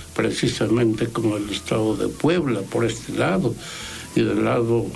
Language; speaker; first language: Spanish; non-native, local second language; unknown